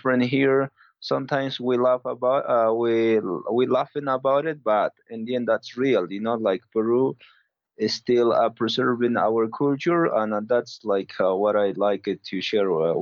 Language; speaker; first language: English; non-native, learner; Spanish